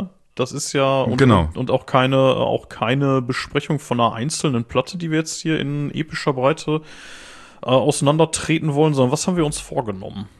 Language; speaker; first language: German; native; German